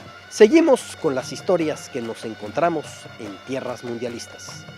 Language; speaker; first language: Spanish; native; Spanish